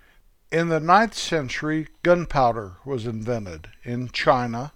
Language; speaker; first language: English; native; English